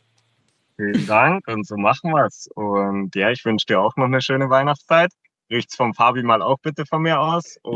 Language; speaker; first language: German; native; German